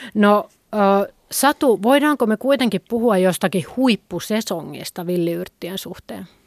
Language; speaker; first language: Finnish; native; Finnish